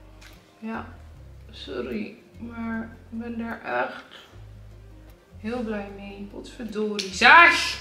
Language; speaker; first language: Dutch; native; Dutch